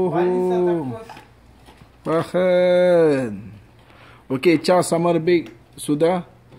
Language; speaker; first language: Russian; non-native, learner; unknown